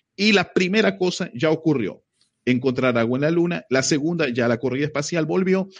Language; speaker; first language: Spanish; native; Spanish